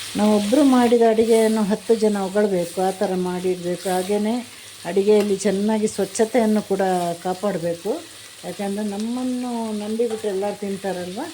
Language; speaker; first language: Kannada; non-native, local second language; Malayalam